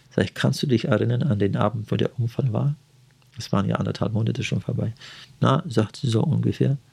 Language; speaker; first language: German; early bilingual, heritage; Russian